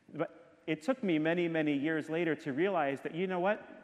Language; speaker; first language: English; native; English